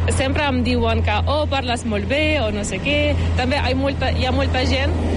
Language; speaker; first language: Catalan; non-native, learner; Ukrainian